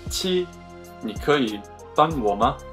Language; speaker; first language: Chinese; non-native, learner; German